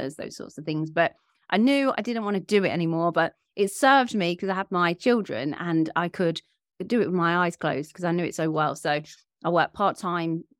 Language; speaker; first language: English; native; English